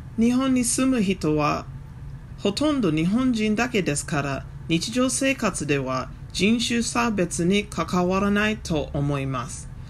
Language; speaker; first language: Japanese; non-native, fluent; English